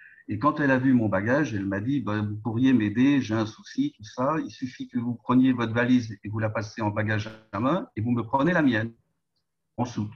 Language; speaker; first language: French; native; French